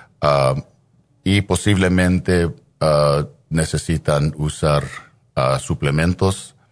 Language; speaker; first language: Spanish; early bilingual, heritage; Spanish